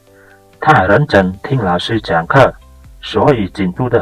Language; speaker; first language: Chinese; non-native, fluent; Khmer